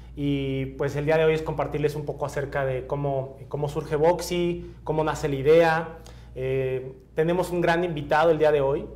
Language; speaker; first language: Spanish; native; Spanish